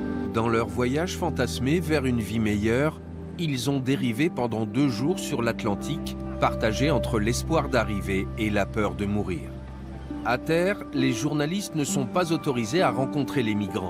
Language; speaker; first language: French; native; French